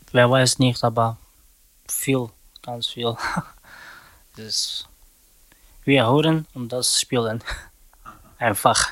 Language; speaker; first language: German; non-native, learner; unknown